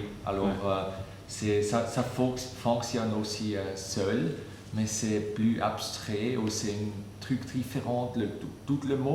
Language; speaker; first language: French; non-native, fluent; German